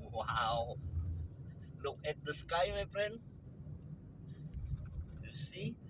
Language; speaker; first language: English; non-native, local second language; Malay